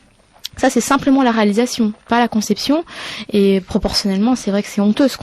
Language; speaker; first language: French; native; French